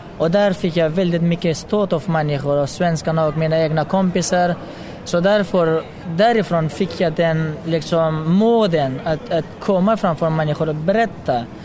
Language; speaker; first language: Swedish; non-native, fluent; Pashto